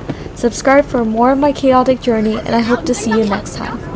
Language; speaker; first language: English; native; English